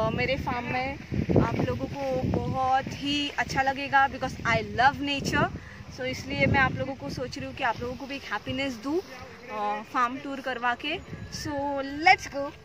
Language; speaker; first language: Hindi; non-native, local second language; Marathi